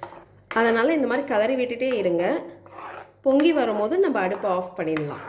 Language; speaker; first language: Tamil; native; Tamil